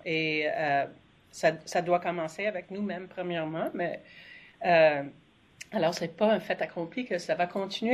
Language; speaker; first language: French; non-native, fluent; English